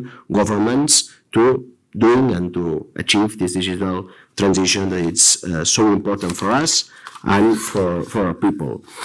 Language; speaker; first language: English; non-native, fluent; Catalan